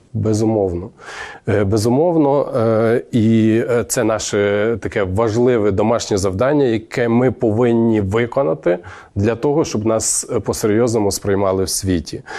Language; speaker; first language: Ukrainian; native; Ukrainian